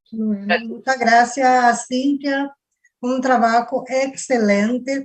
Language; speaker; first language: Spanish; non-native, fluent; Portuguese